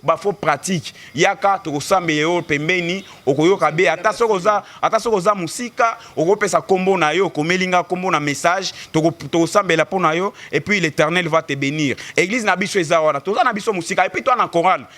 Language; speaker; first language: Lingala; native; Lingala